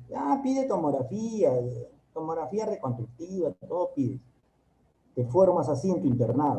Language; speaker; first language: Spanish; native; Spanish